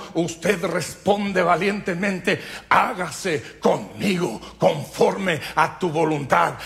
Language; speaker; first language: Spanish; native; Spanish